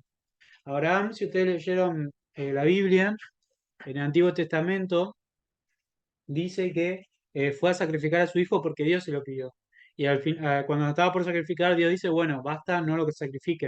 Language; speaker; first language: Spanish; native; Spanish